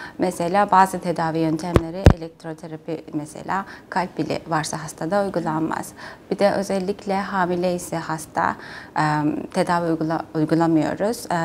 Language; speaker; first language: Turkish; non-native, fluent; Mongolian